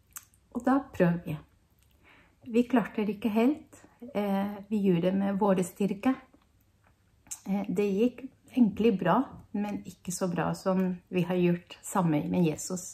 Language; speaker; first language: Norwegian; non-native, learner; Spanish